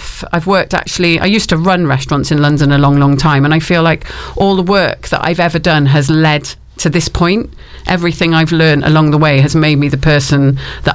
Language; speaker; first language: English; native; English